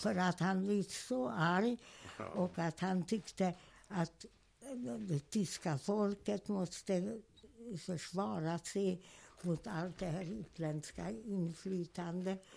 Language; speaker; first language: Swedish; non-native, fluent; Hungarian